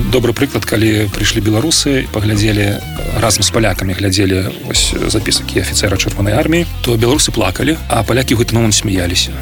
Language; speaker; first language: Belarusian; non-native, local second language; Russian